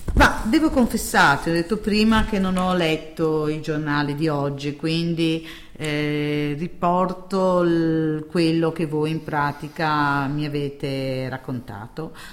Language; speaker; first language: Italian; native; Italian